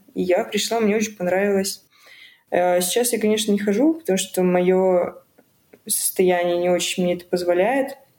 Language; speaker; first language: Russian; native; Russian